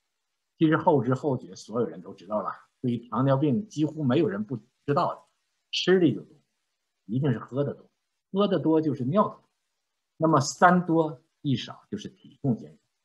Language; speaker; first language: Chinese; native; Chinese